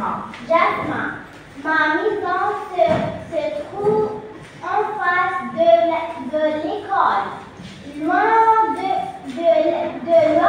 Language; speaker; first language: French; non-native, learner; Arabic